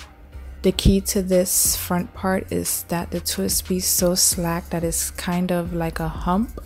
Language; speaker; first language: English; native; English